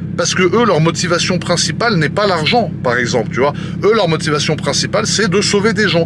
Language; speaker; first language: French; native; French